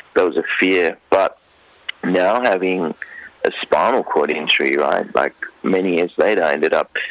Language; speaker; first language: English; non-native, local second language; Sinhala